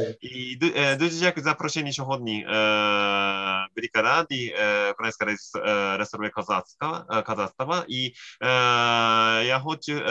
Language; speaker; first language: Ukrainian; non-native, learner; Japanese